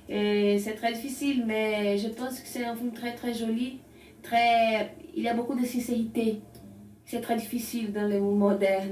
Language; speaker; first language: French; non-native, learner; Portuguese